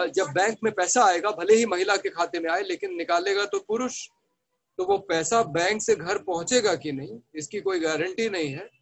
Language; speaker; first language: Hindi; native; Hindi